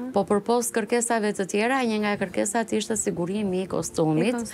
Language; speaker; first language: Albanian; native; Albanian